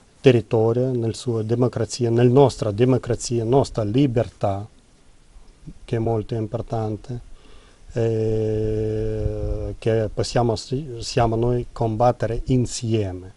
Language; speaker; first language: Italian; non-native, learner; Ukrainian